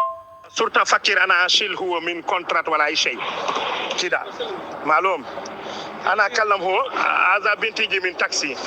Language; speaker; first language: Arabic; non-native, learner; Amharic